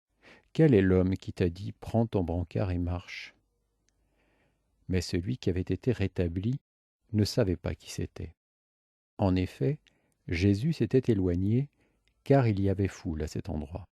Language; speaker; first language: French; native; French